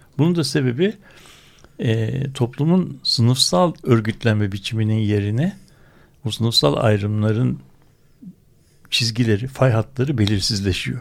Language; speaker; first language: Turkish; native; Turkish